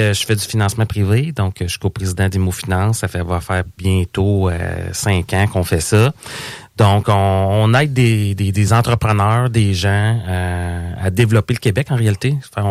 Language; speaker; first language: French; native; French